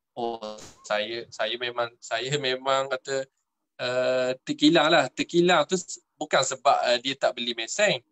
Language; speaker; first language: Malay; native; Malay